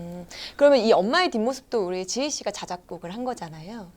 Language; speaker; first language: Korean; native; Korean